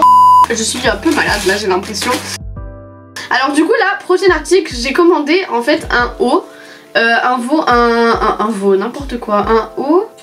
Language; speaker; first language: French; native; French